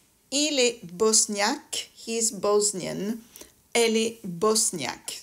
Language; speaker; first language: French; native; French